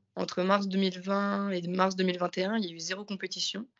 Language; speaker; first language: French; native; French